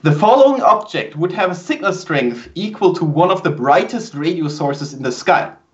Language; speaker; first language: English; non-native, fluent; German